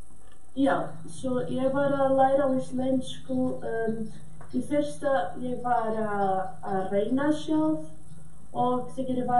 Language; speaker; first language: Icelandic; non-native, learner; Portuguese